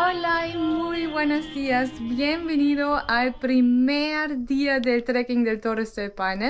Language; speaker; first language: Spanish; non-native, learner; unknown